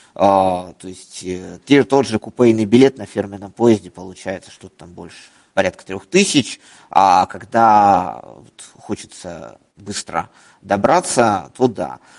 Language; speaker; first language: Russian; native; Russian